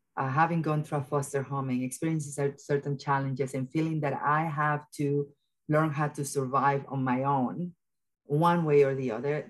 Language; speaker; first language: English; early bilingual, other home language; Spanish